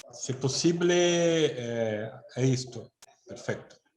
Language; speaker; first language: Spanish; non-native, fluent; Portuguese